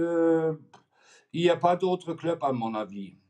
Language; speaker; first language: French; non-native, fluent; German